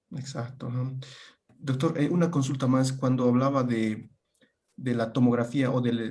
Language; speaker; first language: Spanish; native; Spanish